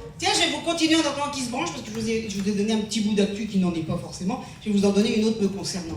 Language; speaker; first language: French; native; French